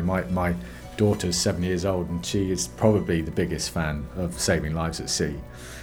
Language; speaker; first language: English; native; English